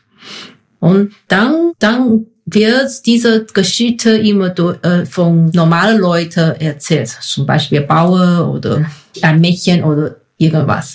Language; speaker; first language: German; non-native, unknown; Chinese